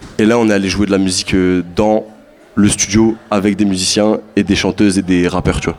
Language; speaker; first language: French; native; French